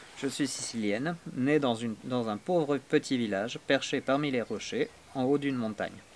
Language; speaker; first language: French; native; French